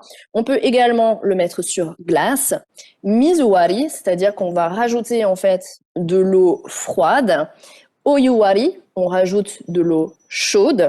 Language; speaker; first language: French; native; French